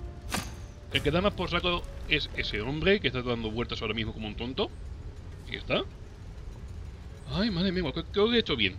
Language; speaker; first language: Spanish; native; Spanish